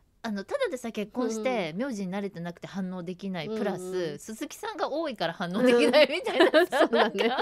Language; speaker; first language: Japanese; native; Japanese